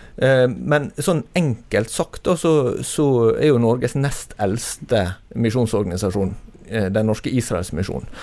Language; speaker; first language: Norwegian; native; Norwegian